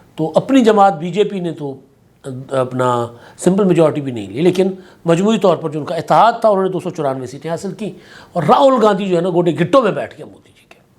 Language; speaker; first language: Urdu; non-native, local second language; Sindhi